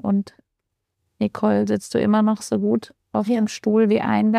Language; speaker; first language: German; native; German